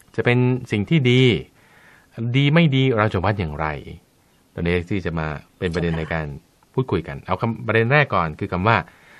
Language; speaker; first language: Thai; native; Thai